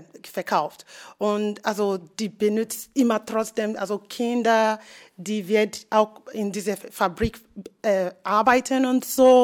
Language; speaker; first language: German; non-native, learner; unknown